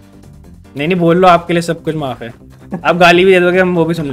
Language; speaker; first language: Hindi; native; Hindi